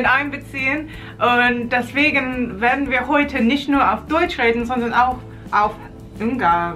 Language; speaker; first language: German; non-native, learner; English